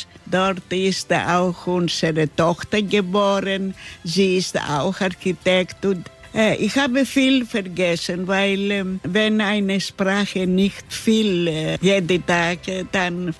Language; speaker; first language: German; non-native, learner; Greek